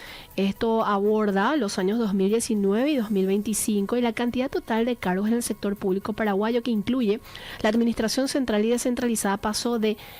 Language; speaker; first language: Spanish; native; Spanish